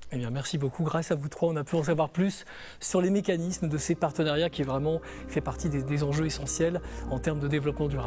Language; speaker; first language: French; native; French